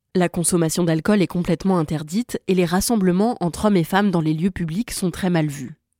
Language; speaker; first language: French; native; French